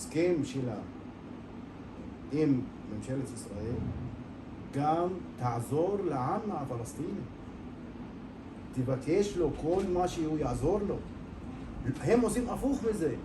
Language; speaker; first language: Hebrew; non-native, local second language; Arabic